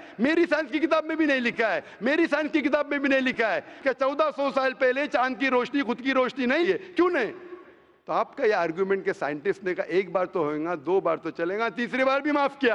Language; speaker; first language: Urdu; non-native, local second language; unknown